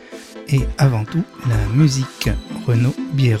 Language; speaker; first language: French; native; French